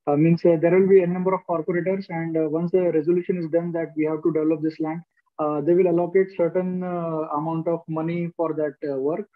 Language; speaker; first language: English; non-native, local second language; Marathi